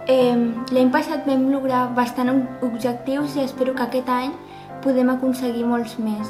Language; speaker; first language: Catalan; non-native, local second language; Spanish